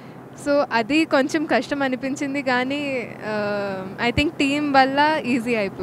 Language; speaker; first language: Telugu; non-native, local second language; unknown